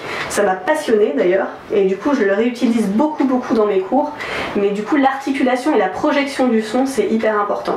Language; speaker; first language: French; native; French